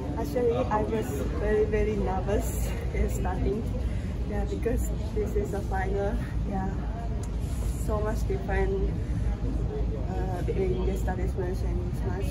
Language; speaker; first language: English; non-native, learner; Japanese